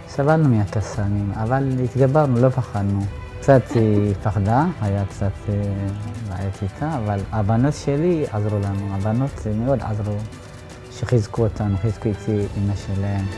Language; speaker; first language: Hebrew; non-native, learner; Amharic